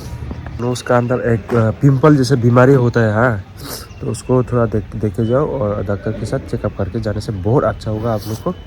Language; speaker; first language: Hindi; non-native, local second language; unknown